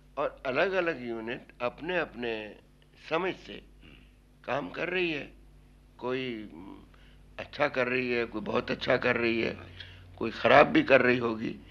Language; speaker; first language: Hindi; native; Hindi